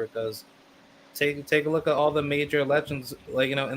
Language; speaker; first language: English; native; English